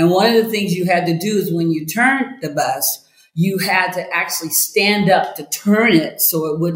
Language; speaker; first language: English; native; English